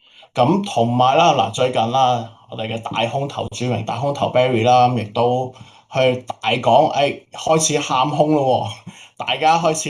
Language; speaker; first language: Cantonese; native; Cantonese